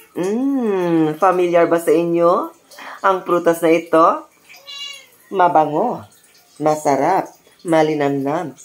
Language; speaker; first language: Filipino; non-native, local second language; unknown